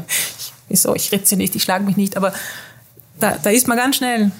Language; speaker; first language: German; early bilingual, heritage; Dutch